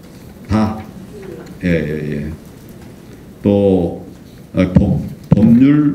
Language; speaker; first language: Korean; native; Korean